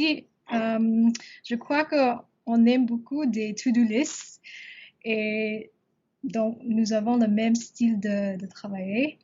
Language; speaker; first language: French; non-native, learner; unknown